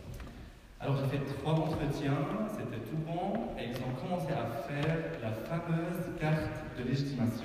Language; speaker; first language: French; non-native, fluent; Arabic